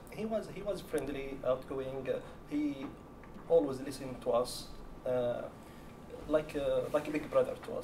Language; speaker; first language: English; non-native, learner; Arabic